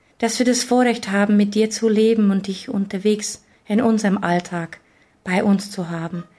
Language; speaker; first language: German; early bilingual, other home language; Czech